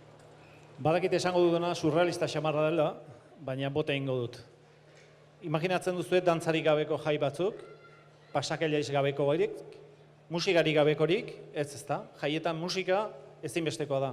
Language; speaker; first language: Basque; native; Basque